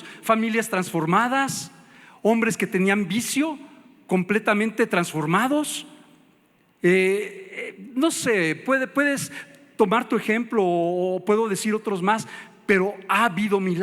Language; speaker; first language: Spanish; native; Spanish